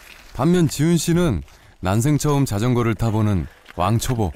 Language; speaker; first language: Korean; native; Korean